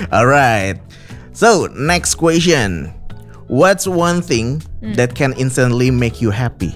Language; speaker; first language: English; non-native, fluent; Indonesian